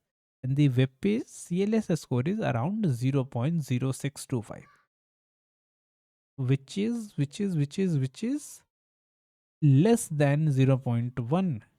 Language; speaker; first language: English; non-native, local second language; Hindi